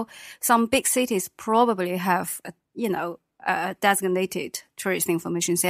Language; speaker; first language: English; non-native, fluent; Chinese